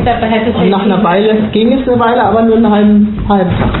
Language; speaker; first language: German; native; German